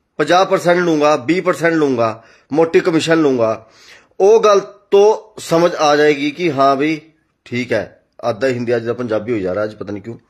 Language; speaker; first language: Hindi; non-native, local second language; Punjabi